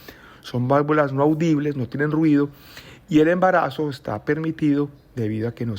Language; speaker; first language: Spanish; native; Spanish